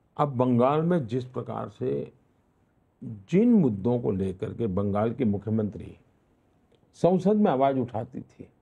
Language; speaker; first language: Hindi; non-native, local second language; Gujarati